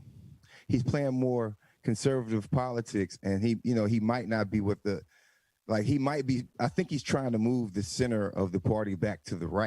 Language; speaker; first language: English; native; English